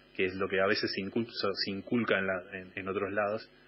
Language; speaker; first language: Spanish; native; Spanish